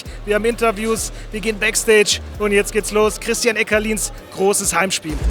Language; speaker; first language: German; native; German